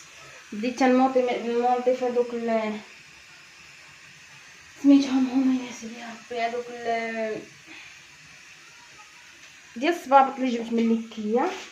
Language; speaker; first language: Arabic; native; Arabic